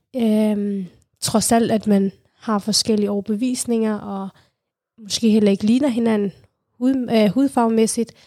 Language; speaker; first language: Danish; early bilingual, other home language; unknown